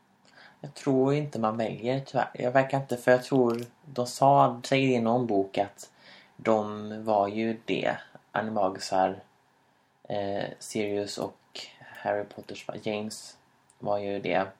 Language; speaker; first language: Swedish; native; Swedish